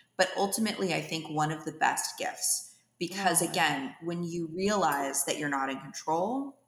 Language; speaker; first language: English; native; English